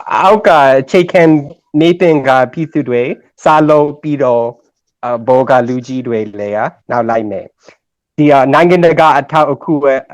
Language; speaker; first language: Burmese; non-native, learner; English